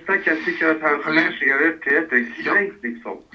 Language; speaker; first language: Swedish; non-native, fluent; Persian